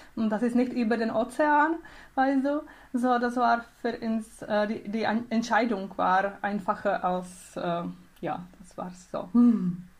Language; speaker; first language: German; non-native, learner; Czech